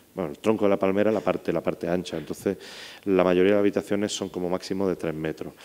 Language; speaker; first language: Spanish; native; Spanish